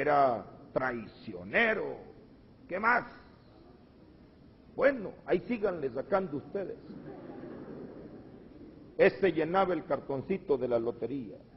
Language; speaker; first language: Spanish; native; Spanish